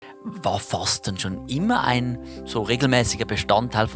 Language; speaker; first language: German; native; German